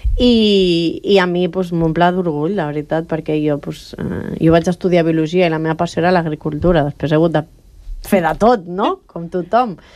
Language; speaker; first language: Catalan; native; Catalan